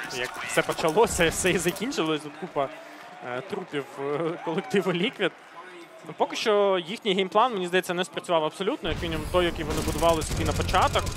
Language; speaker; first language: Ukrainian; non-native, local second language; Russian